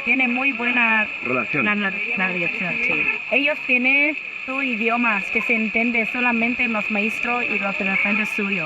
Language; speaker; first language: Spanish; non-native, learner; Thai